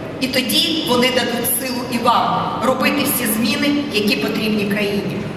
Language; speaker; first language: Ukrainian; non-native, local second language; Russian